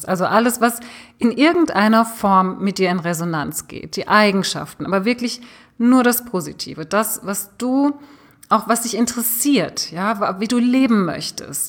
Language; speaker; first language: German; native; German